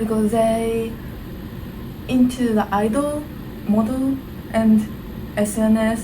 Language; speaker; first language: English; non-native, learner; Japanese